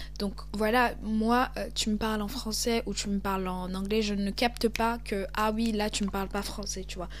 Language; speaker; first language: French; native; French